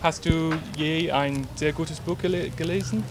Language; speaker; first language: German; non-native, learner; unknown